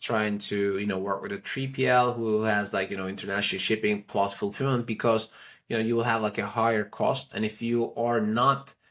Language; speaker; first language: English; non-native, fluent; Turkish